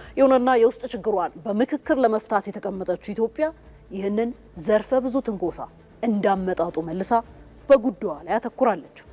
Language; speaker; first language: Amharic; native; Amharic